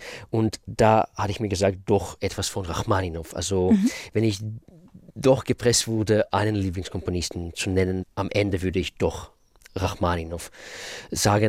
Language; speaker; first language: German; non-native, fluent; Russian